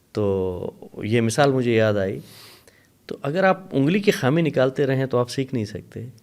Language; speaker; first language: Urdu; non-native, local second language; Sicilian